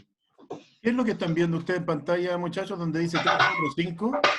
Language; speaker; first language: Spanish; native; Spanish